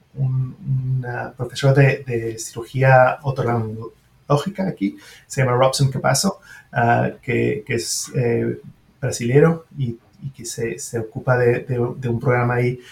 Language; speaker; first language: Spanish; non-native, fluent; French